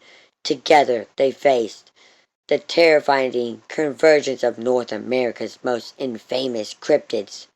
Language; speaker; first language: English; native; English